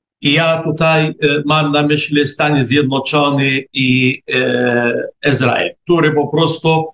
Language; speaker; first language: Polish; non-native, fluent; Arabic